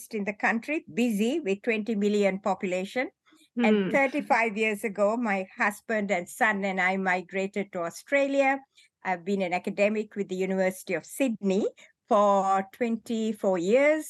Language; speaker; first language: English; non-native, local second language; Sinhala